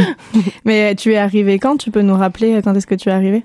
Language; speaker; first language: French; native; French